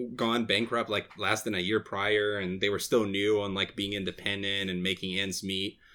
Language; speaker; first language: English; non-native, fluent; Portuguese